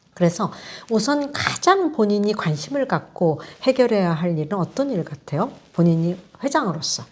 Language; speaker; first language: Korean; native; Korean